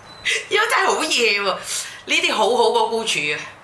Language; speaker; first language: Cantonese; non-native, fluent; Indonesian